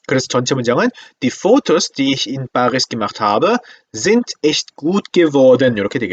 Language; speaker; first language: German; non-native, fluent; Korean